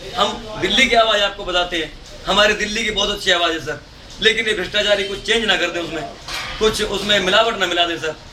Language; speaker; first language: Hindi; native; Hindi